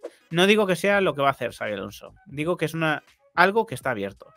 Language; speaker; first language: Spanish; native; Spanish